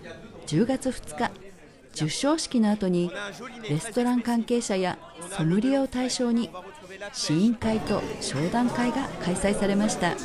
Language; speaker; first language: Japanese; native; Japanese